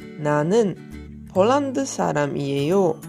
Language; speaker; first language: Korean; non-native, fluent; Polish